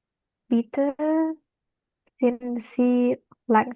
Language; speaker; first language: German; non-native, learner; Indonesian